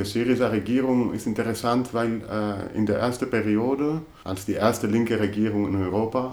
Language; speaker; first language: German; non-native, fluent; Greek